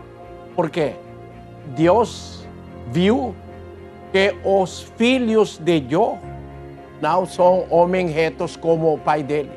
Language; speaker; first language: Portuguese; non-native, learner; Filipino